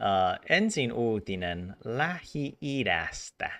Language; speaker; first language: Finnish; non-native, learner; English